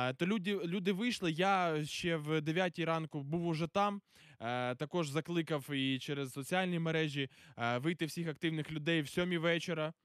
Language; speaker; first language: Ukrainian; native; Ukrainian